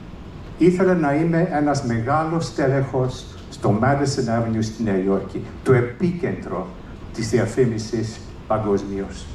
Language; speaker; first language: Greek; early bilingual, heritage; English